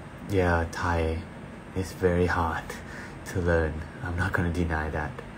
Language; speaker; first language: English; non-native, fluent; Thai